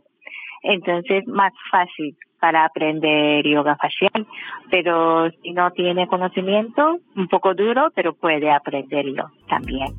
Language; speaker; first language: Spanish; non-native, learner; Japanese